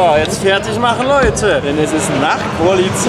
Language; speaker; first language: German; native; German